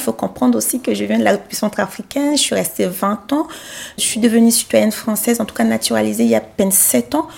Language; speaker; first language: French; non-native, local second language; Sango